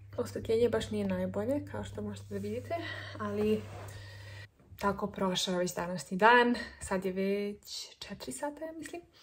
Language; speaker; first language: Serbian; early bilingual, heritage; Serbian